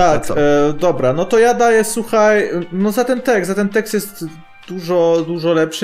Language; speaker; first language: Polish; native; Polish